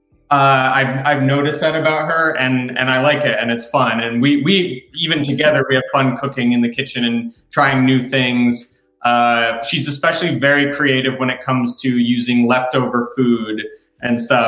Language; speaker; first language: English; native; English